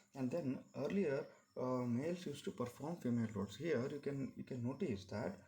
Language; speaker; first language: English; non-native, local second language; Kannada